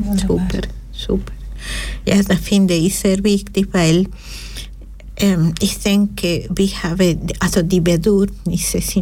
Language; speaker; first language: German; non-native, fluent; Spanish